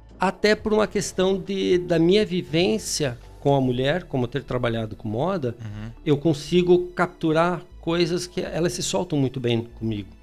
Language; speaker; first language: Portuguese; early bilingual, other home language; Spanish